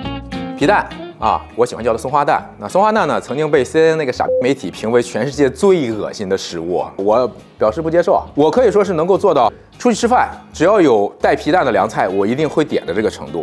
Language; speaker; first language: Chinese; native; Chinese